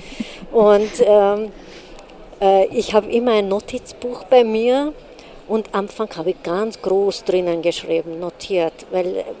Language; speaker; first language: German; non-native, fluent; Hungarian